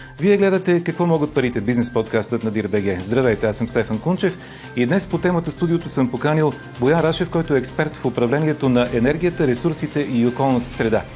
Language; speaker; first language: Bulgarian; native; Bulgarian